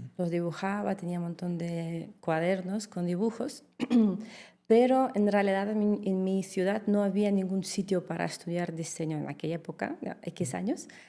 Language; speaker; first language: Spanish; early bilingual, heritage; Russian